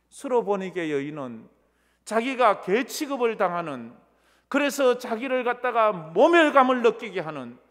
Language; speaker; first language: Korean; native; Korean